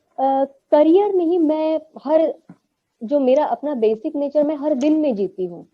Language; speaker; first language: Hindi; non-native, local second language; Marathi